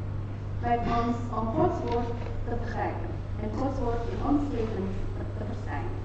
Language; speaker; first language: Dutch; non-native, fluent; Indonesian